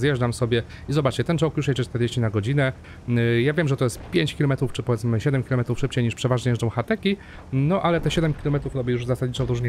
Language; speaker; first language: Polish; native; Polish